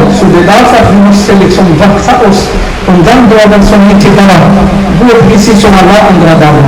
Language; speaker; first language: Swedish; non-native, fluent; Somali